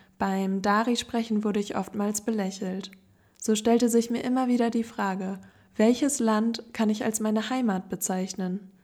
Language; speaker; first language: German; native; German